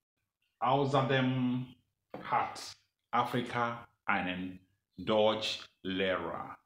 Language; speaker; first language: German; non-native, learner; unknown